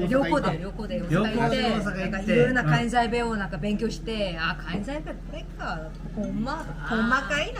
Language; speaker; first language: Japanese; non-native, learner; Korean